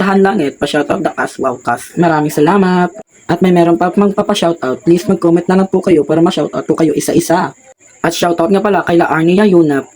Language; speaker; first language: Filipino; non-native, local second language; Hiligaynon